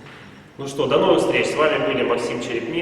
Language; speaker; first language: Russian; native; Russian